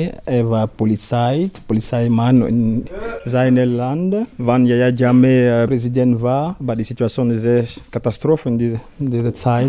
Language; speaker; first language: German; non-native, learner; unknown